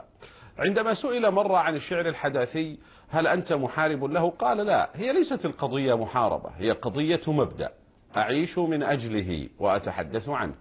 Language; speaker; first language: Arabic; native; Arabic